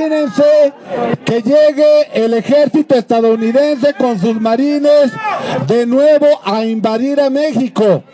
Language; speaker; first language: Spanish; native; Spanish